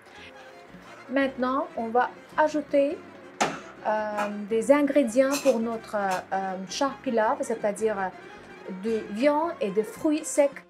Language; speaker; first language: French; non-native, fluent; Azerbaijani